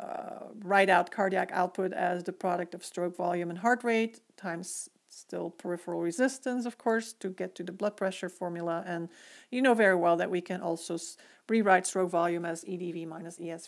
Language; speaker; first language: English; native; English